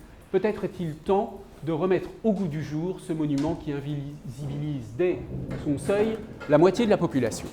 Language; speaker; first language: French; native; French